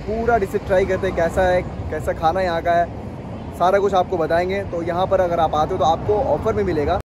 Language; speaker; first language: Hindi; native; Hindi